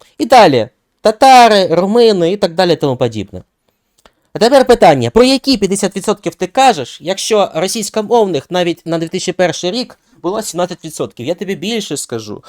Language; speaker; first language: Ukrainian; non-native, local second language; Russian